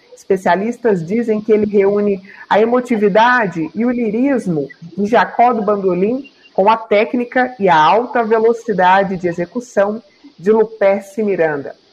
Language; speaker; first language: Portuguese; native; Portuguese